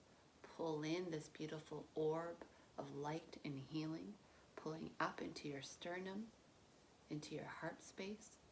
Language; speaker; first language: English; native; English